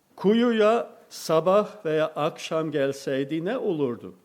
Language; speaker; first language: Turkish; non-native, fluent; English